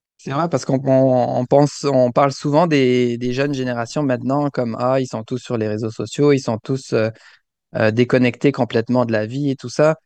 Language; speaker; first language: French; native; French